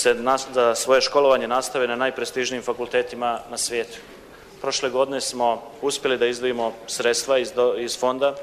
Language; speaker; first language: Croatian; native; Croatian